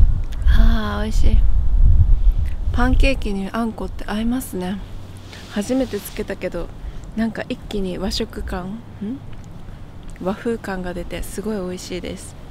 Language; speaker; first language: Japanese; native; Japanese